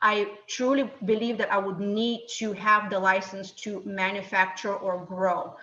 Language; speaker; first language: English; non-native, fluent; Bulgarian